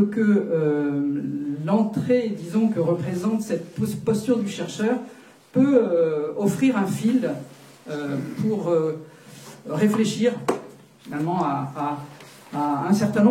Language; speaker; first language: French; native; French